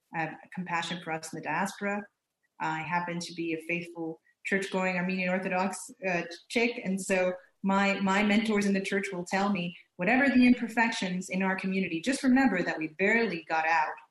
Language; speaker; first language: English; early bilingual, other home language; Turkish